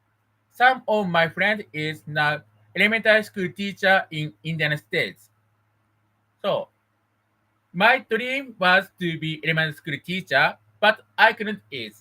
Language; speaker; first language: English; non-native, learner; Japanese